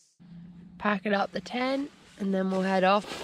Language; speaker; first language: English; native; English